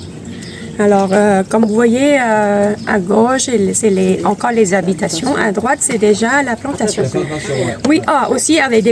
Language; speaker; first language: French; non-native, fluent; Thai